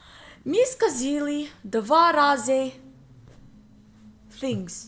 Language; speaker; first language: Russian; non-native, learner; English